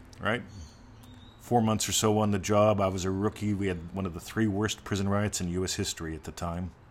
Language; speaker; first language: English; native; English